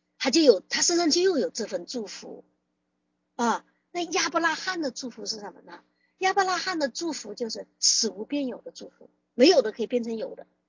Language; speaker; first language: Chinese; native; Chinese